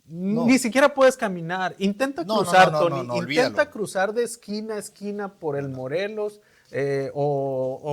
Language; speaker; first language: Spanish; native; Spanish